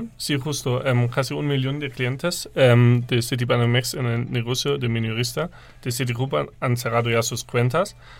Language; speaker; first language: Spanish; non-native, fluent; German